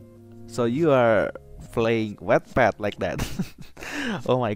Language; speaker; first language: English; non-native, learner; Indonesian